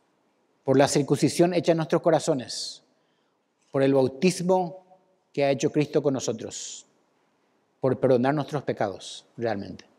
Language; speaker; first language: Spanish; native; Spanish